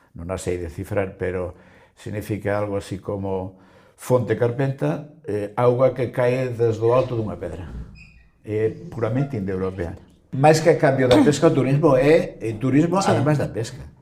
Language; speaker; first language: Galician; native; Galician